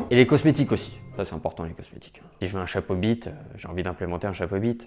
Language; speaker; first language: French; native; French